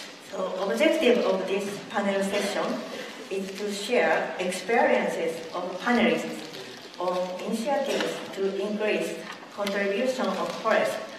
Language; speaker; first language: English; non-native, fluent; Japanese